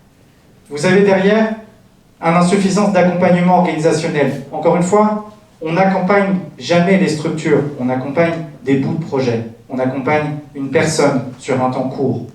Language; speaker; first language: French; native; French